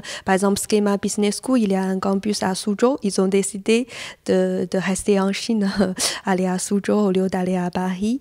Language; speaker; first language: French; non-native, fluent; Chinese